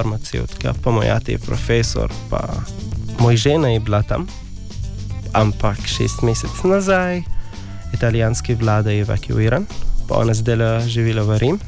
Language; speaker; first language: Slovenian; non-native, learner; Arabic